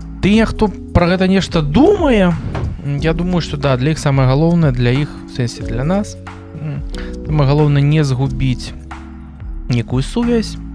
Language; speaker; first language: Belarusian; non-native, local second language; Russian